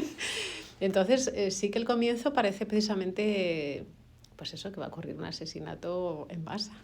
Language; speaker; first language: Spanish; native; Spanish